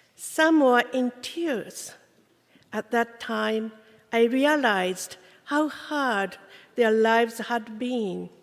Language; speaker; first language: English; non-native, fluent; Japanese